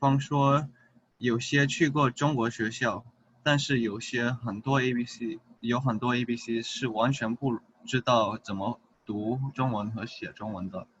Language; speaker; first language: Chinese; early bilingual, heritage; English